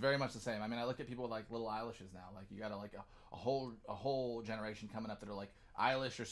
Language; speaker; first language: English; native; English